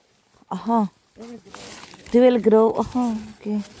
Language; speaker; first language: English; non-native, learner; Filipino